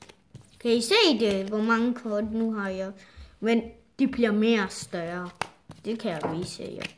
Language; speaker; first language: Danish; early bilingual, other home language; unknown